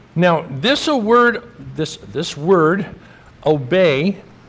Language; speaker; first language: English; native; English